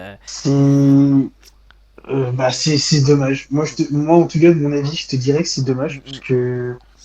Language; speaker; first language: French; native; French